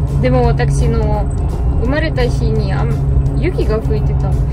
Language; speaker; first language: Japanese; non-native, learner; German